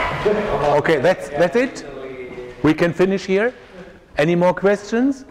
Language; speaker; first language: English; non-native, fluent; German